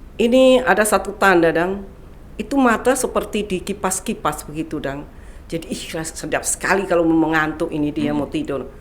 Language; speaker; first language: Indonesian; non-native, local second language; Javanese